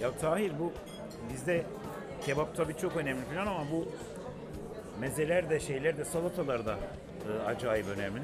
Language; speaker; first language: Turkish; native; Turkish